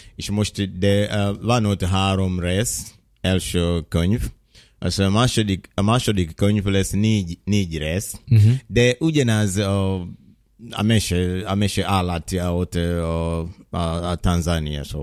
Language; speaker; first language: Hungarian; non-native, learner; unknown